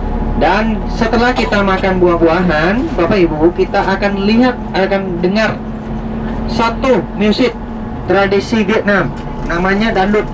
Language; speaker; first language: Indonesian; non-native, fluent; Vietnamese